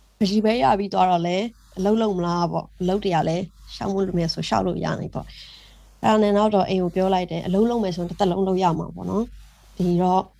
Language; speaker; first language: Burmese; native; Burmese